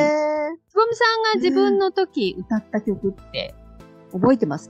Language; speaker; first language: Japanese; native; Japanese